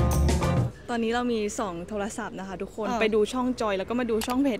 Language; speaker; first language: Thai; native; Thai